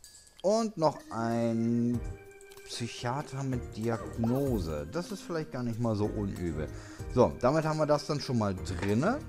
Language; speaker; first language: German; native; German